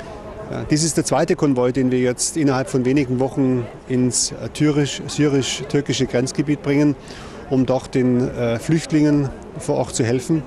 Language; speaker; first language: German; native; German